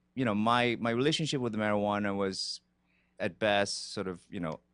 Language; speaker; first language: English; non-native, fluent; Korean